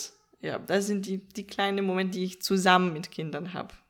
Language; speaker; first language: German; non-native, fluent; Danish